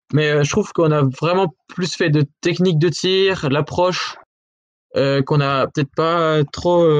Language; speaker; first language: French; native; French